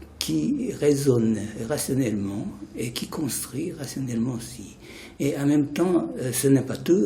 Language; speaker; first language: French; non-native, fluent; Japanese